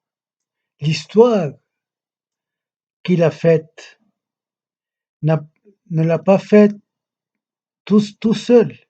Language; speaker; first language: French; non-native, local second language; Arabic